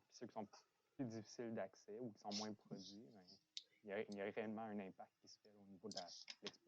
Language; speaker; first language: French; native; French